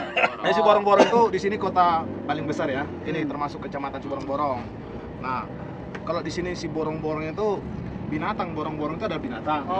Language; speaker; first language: Indonesian; non-native, local second language; Batak Toba